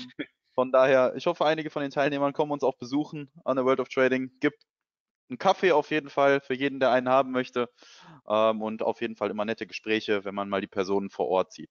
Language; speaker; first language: German; native; German